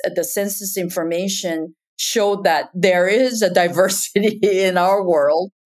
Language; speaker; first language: English; non-native, fluent; Japanese